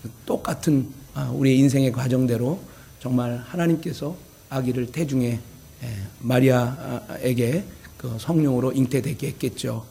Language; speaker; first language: Korean; native; Korean